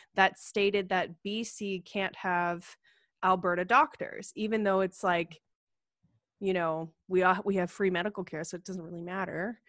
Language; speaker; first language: English; native; English